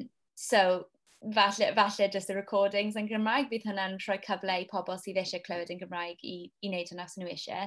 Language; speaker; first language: Welsh; non-native, local second language; English